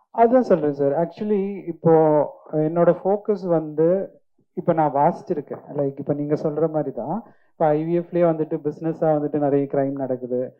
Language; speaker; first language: Tamil; non-native, fluent; Malayalam